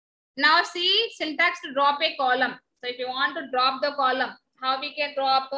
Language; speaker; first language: English; non-native, local second language; Telugu